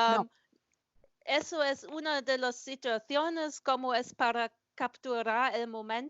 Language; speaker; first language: Spanish; non-native, learner; German